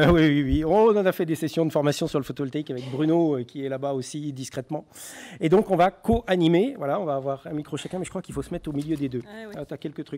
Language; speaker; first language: French; native; French